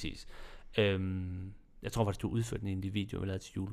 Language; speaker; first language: Danish; native; Danish